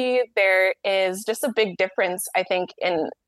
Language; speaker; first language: English; native; English